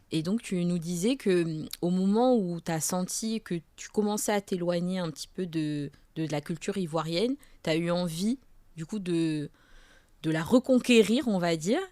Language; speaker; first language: French; native; French